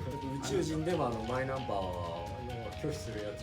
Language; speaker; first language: Japanese; native; Japanese